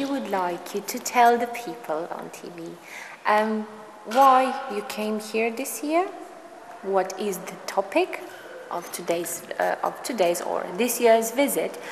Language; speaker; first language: English; non-native, fluent; Romanian